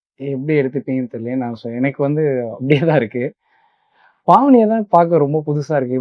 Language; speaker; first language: Tamil; native; Tamil